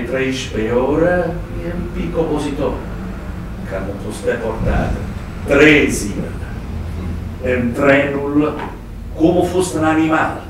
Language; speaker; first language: Romanian; non-native, learner; Italian